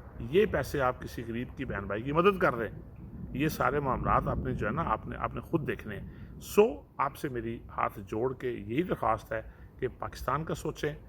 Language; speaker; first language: Urdu; non-native, local second language; Punjabi